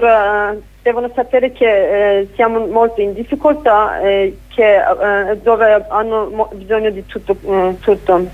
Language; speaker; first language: Italian; non-native, fluent; Kurdish